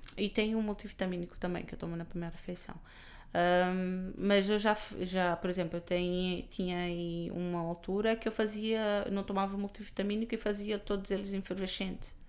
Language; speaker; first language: Portuguese; non-native, local second language; Kabuverdianu